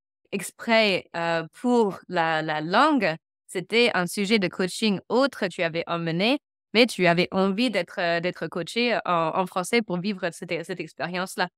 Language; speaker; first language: French; non-native, fluent; English